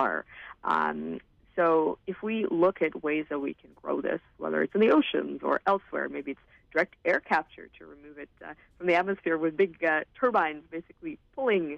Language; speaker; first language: English; native; English